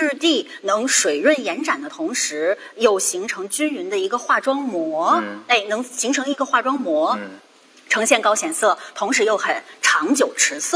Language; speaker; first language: Chinese; native; Chinese